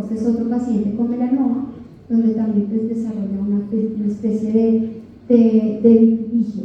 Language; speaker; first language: Spanish; native; Spanish